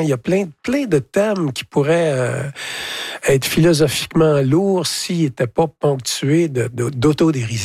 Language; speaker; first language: French; native; French